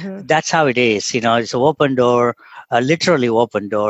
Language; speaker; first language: English; non-native, local second language; Tamil